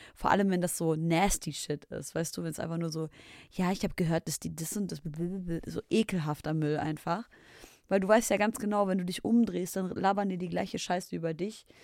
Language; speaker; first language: German; early bilingual, other home language; Arabic